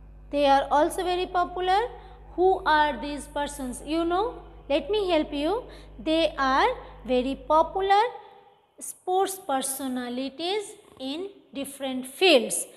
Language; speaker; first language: English; non-native, local second language; Bangla